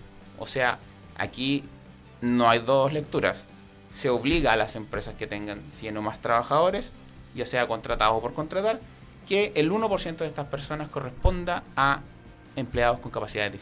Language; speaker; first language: Spanish; native; Spanish